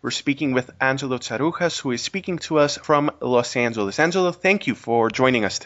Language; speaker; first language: English; early bilingual, other home language; Greek